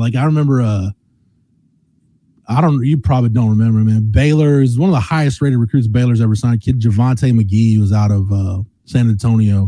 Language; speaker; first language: English; native; English